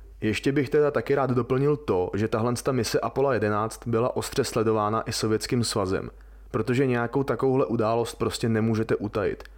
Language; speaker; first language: Czech; native; Czech